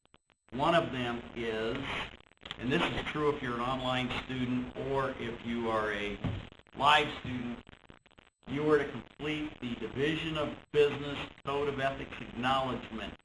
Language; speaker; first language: English; native; English